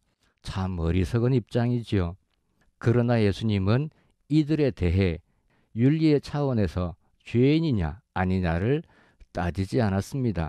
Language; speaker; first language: Korean; native; Korean